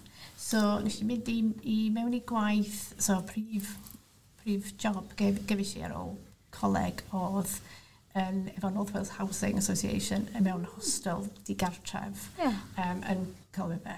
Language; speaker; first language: Welsh; non-native, local second language; English